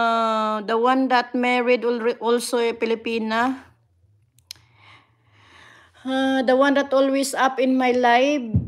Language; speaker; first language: English; non-native, local second language; Cebuano